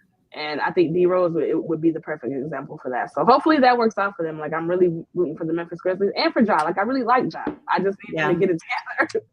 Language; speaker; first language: English; native; English